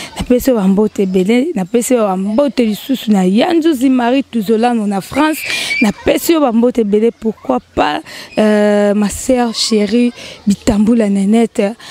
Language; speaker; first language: Lingala; native; Lingala